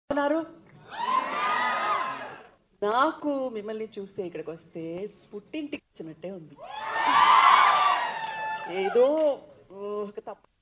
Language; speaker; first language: Telugu; non-native, local second language; Tamil